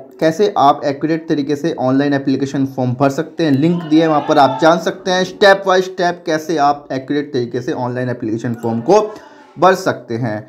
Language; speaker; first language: Hindi; native; Hindi